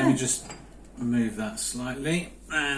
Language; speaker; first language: English; native; English